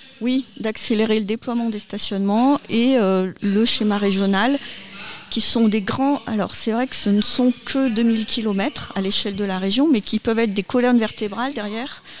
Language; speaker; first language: French; native; French